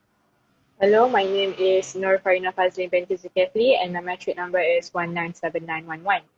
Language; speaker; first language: English; non-native, fluent; Malay